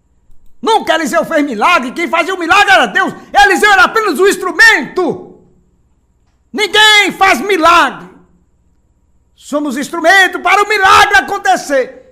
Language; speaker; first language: Portuguese; native; Portuguese